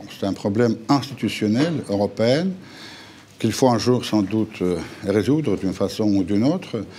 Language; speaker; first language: French; non-native, fluent; Russian